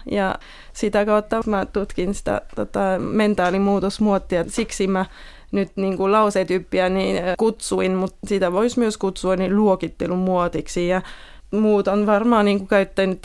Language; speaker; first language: Finnish; non-native, fluent; French